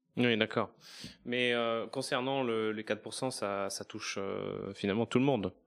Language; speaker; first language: French; native; French